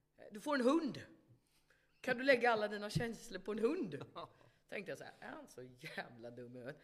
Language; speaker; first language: Swedish; native; Swedish